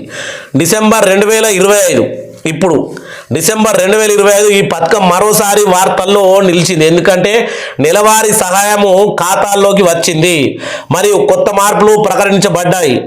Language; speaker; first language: Telugu; native; Telugu